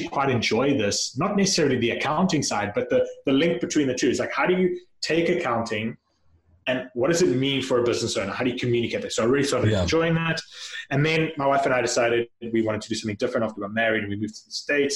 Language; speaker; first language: English; native; English